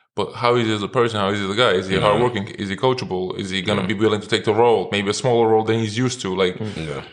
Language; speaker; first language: English; non-native, fluent; Lithuanian